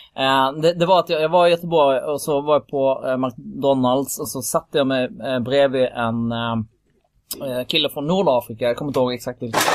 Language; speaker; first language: Swedish; early bilingual, other home language; Kurdish